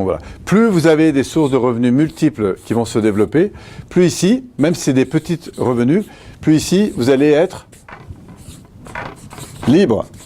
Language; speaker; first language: French; native; French